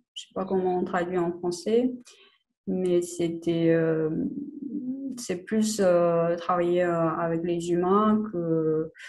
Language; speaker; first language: French; non-native, fluent; Chinese